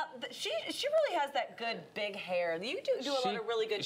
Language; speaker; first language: English; native; English